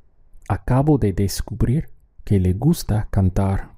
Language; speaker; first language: Spanish; non-native, fluent; English